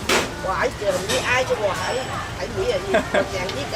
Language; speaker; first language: Chinese; non-native, local second language; Vietnamese